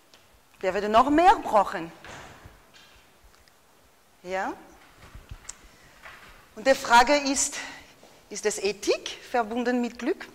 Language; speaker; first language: German; non-native, fluent; French